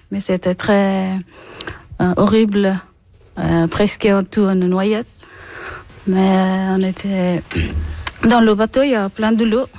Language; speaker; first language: French; non-native, learner; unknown